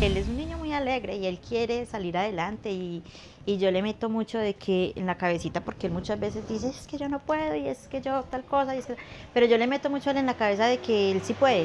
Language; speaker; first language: Spanish; native; Spanish